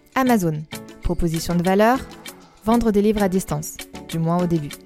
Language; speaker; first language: French; native; French